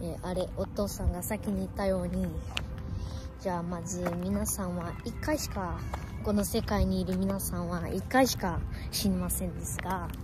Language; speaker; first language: Japanese; early bilingual, other home language; Portuguese